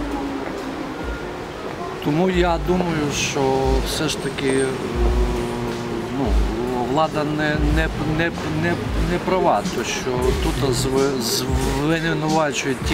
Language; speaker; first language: Ukrainian; native; Ukrainian